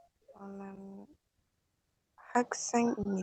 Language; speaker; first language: Korean; non-native, learner; Indonesian